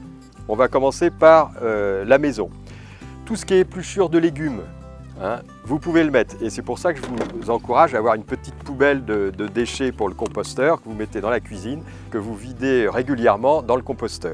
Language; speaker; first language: French; native; French